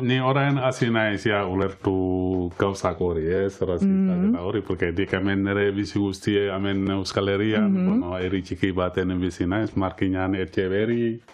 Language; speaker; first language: Basque; non-native, local second language; Spanish